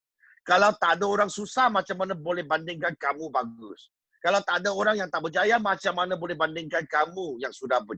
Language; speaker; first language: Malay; non-native, local second language; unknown